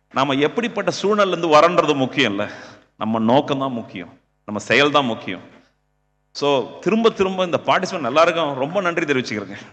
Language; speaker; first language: Tamil; native; Tamil